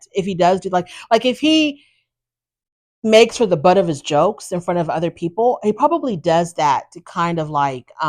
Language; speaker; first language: English; native; English